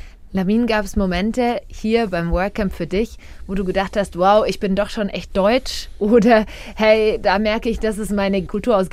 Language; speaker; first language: German; native; German